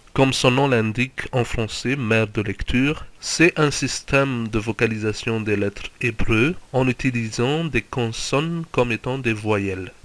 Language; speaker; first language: French; native; French